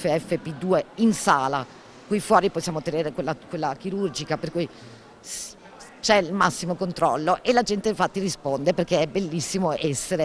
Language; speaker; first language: Italian; native; Italian